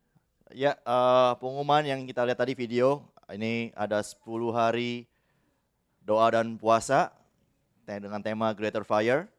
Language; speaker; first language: Indonesian; native; Indonesian